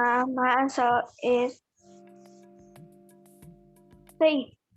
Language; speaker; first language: English; non-native, learner; Vietnamese